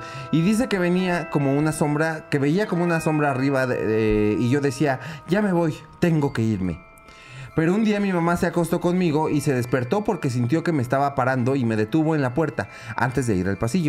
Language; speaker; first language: Spanish; native; Spanish